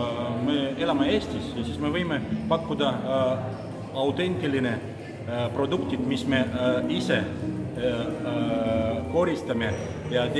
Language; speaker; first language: Estonian; non-native, local second language; Russian